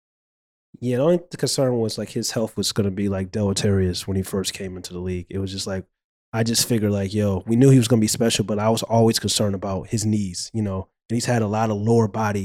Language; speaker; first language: English; native; English